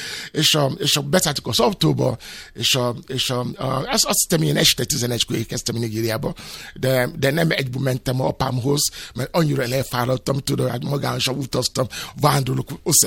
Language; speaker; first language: Hungarian; non-native, fluent; Yoruba